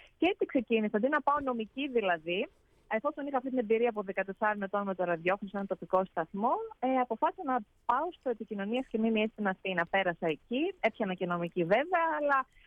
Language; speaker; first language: Greek; native; Greek